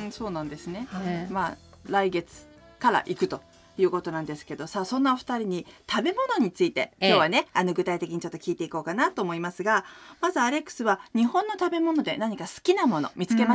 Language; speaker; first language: Japanese; native; Japanese